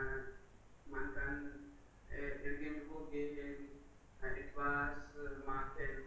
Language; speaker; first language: German; non-native, learner; Hindi